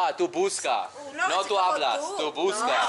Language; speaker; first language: Spanish; non-native, learner; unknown